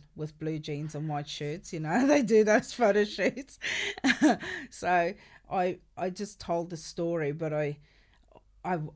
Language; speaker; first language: English; non-native, local second language; Afrikaans